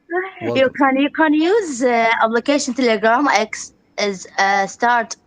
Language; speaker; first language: English; non-native, learner; Arabic